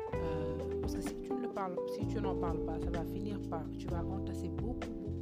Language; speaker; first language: French; non-native, local second language; Wolof